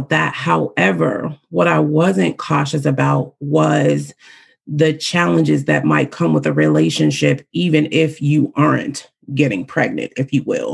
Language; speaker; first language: English; native; English